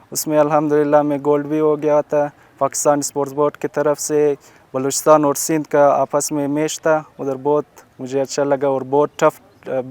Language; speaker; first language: Hindi; non-native, local second language; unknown